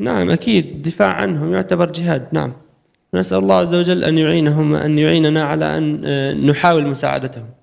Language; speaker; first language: Arabic; native; Arabic